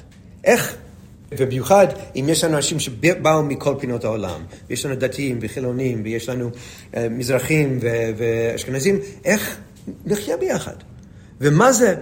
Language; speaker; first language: Hebrew; non-native, fluent; English